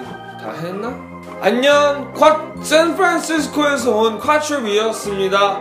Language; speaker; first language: Korean; non-native, fluent; English